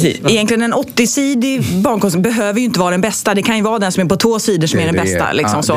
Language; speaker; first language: Swedish; native; Swedish